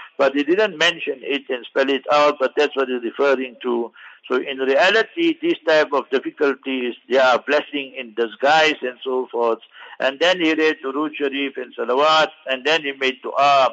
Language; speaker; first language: English; native; English